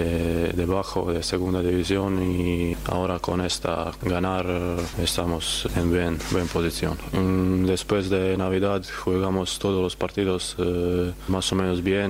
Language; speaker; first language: Spanish; non-native, learner; Croatian